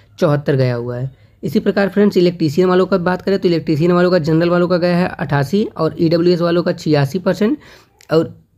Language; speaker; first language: Hindi; native; Hindi